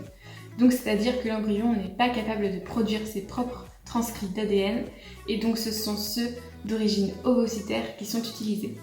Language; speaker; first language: French; native; French